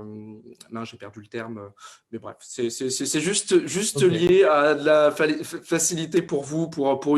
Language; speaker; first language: French; native; French